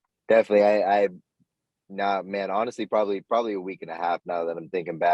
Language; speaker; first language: English; native; English